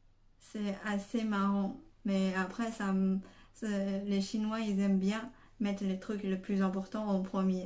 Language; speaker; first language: French; non-native, fluent; Chinese